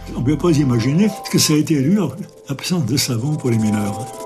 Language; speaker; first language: French; native; French